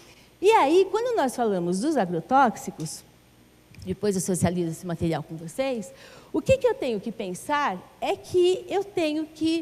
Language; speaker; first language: Portuguese; native; Portuguese